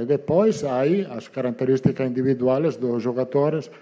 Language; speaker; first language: Portuguese; non-native, fluent; Italian